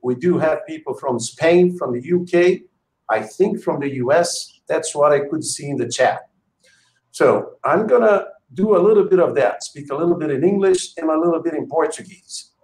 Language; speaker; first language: English; non-native, fluent; Portuguese